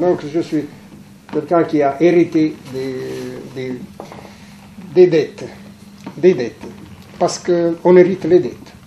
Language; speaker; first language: French; non-native, fluent; Italian